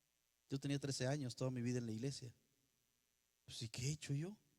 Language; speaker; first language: Spanish; native; Spanish